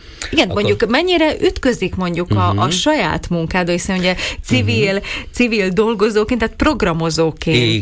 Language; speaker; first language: Hungarian; native; Hungarian